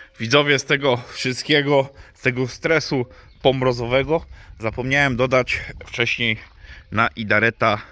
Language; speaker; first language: Polish; native; Polish